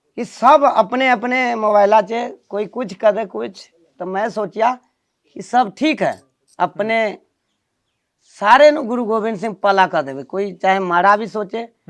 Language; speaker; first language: Punjabi; non-native, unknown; Nepali